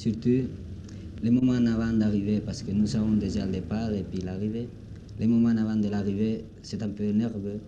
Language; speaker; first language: French; non-native, learner; Spanish